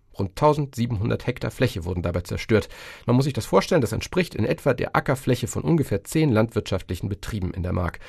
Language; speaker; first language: German; native; German